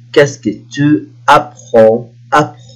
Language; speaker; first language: French; non-native, fluent; Arabic